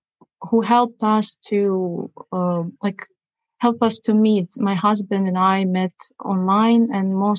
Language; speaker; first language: English; non-native, fluent; Russian